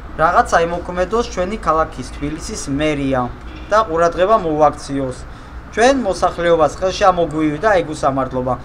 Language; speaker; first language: Georgian; non-native, local second language; Armenian